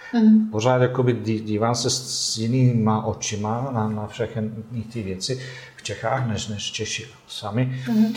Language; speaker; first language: Czech; non-native, fluent; Bosnian